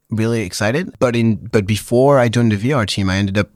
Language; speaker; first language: English; non-native, fluent; French